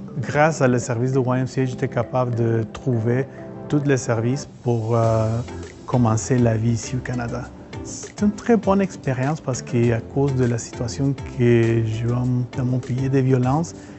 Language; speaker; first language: French; non-native, fluent; Spanish